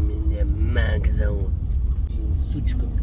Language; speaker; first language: Russian; non-native, learner; Turkmen